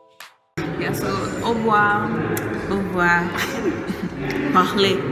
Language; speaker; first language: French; non-native, learner; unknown